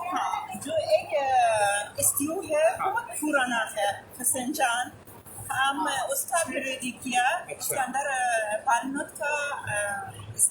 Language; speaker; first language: Hindi; non-native, learner; Persian